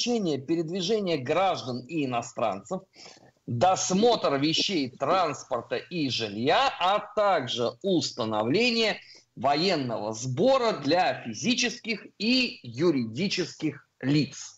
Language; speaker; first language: Russian; native; Russian